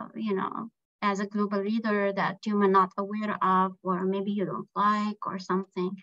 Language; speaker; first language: English; non-native, fluent; Arabic